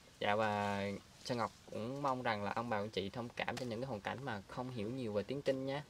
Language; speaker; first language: Vietnamese; native; Vietnamese